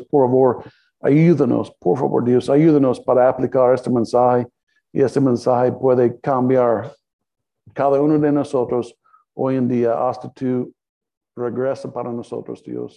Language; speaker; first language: Spanish; non-native, learner; English